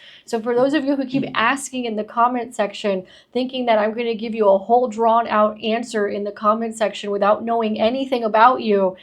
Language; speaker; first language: English; native; English